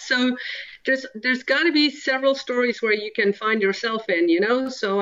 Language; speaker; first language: English; non-native, fluent; Dutch